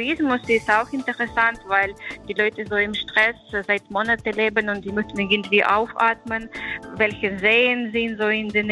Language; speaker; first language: German; non-native, fluent; Ukrainian